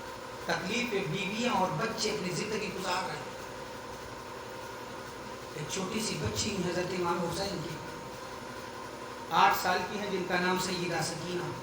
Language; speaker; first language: Urdu; native; Urdu